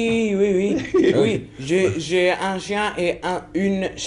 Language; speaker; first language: French; non-native, learner; Italian